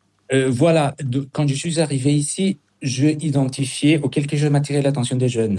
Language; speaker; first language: French; non-native, fluent; Spanish